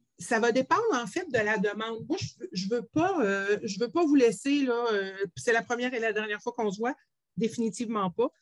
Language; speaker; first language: French; native; French